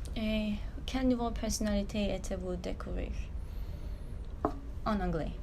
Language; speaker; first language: French; non-native, learner; English